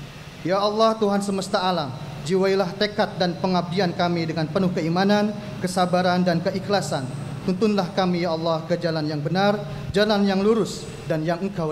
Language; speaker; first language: Indonesian; native; Indonesian